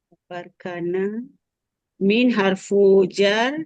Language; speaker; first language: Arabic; non-native, learner; Malay